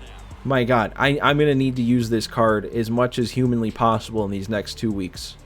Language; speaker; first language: English; native; English